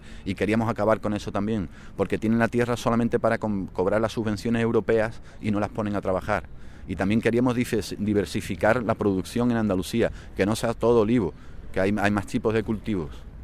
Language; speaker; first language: Spanish; native; Spanish